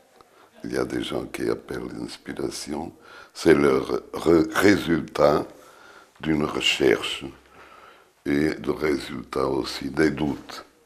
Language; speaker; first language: French; non-native, fluent; Portuguese